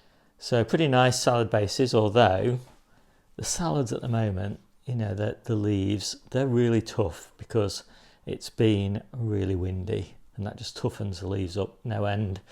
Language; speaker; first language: English; native; English